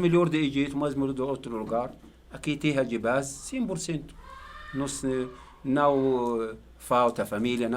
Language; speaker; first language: Portuguese; non-native, learner; Arabic